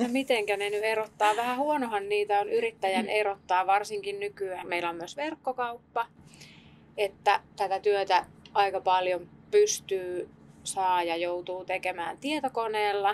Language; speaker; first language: Finnish; native; Finnish